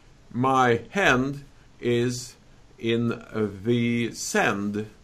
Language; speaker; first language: English; non-native, fluent; Russian